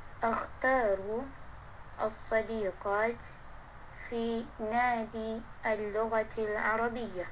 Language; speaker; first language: Arabic; non-native, learner; Malay